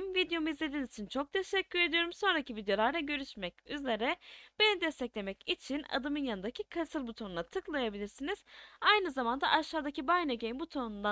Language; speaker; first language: Turkish; native; Turkish